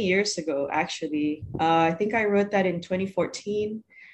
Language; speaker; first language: English; non-native, local second language; Malay